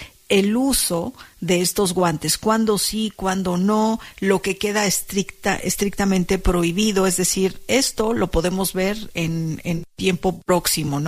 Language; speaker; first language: Spanish; native; Spanish